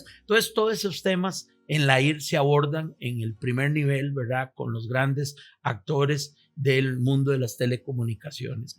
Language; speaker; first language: Spanish; native; Spanish